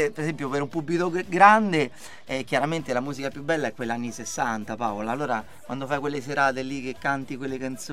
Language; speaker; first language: Italian; native; Italian